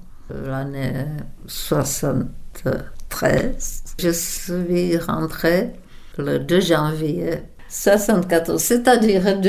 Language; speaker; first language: French; non-native, fluent; Czech